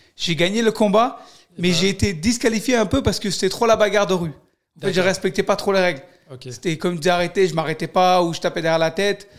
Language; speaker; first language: French; early bilingual, other home language; Kurdish